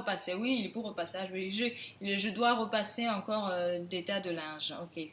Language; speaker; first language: French; non-native, fluent; Russian